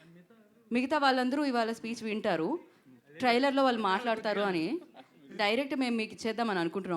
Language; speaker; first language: Telugu; native; Telugu